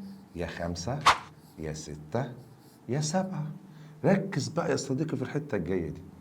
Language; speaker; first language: Arabic; native; Arabic